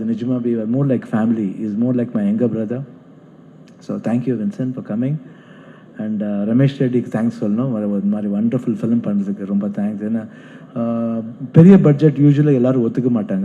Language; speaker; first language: Tamil; non-native, fluent; Kannada